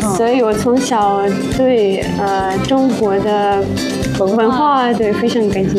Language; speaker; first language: Chinese; non-native, fluent; Russian